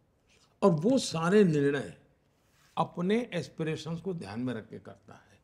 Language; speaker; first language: Hindi; non-native, local second language; Gujarati